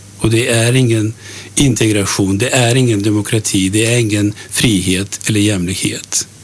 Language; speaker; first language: Swedish; early bilingual, other home language; Turkish